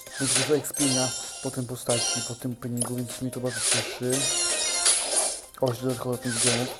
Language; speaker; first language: Polish; native; Polish